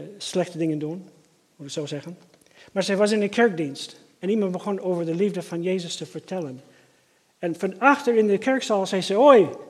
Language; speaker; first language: Dutch; non-native, fluent; English